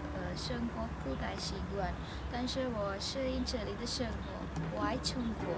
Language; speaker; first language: Chinese; non-native, learner; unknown